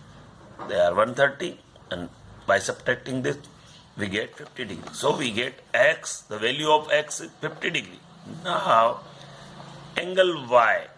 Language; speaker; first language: English; non-native, local second language; Hindi